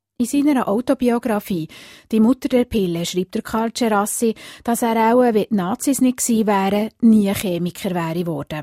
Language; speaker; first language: German; native; German